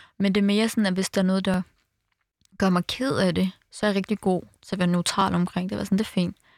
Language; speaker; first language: Danish; early bilingual, other home language; Arabic